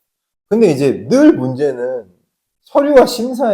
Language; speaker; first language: Korean; native; Korean